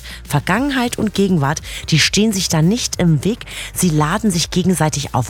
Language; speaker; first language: German; native; German